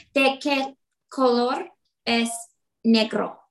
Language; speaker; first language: Spanish; non-native, learner; English